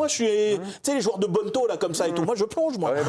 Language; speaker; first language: French; native; French